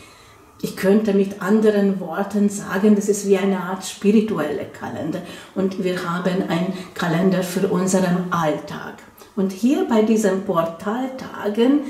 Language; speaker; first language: German; non-native, fluent; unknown